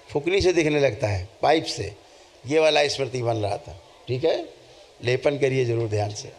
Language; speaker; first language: Hindi; native; Hindi